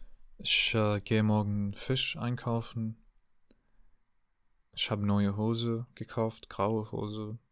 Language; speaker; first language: German; non-native, learner; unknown